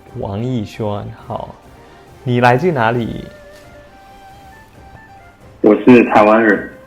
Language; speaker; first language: Chinese; non-native, fluent; Thai